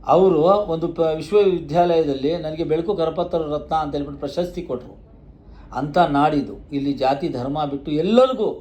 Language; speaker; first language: Kannada; native; Kannada